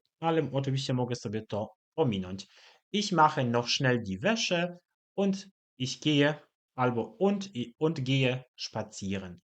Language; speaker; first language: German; non-native, fluent; Polish